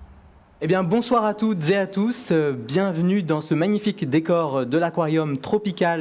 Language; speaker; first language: French; native; French